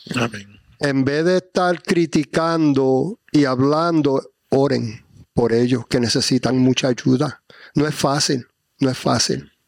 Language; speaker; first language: Spanish; early bilingual, heritage; Spanish